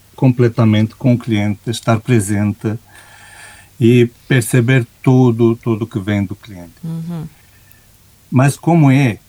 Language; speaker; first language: Portuguese; non-native, fluent; Romanian